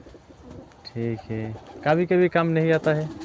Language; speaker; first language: Hindi; non-native, learner; Bangla